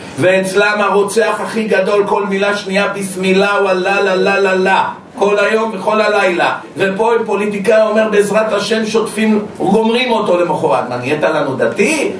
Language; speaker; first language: Hebrew; native; Hebrew